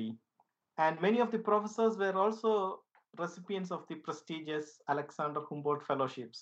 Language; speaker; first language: English; non-native, local second language; Malayalam